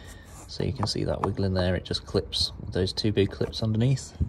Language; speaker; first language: English; native; English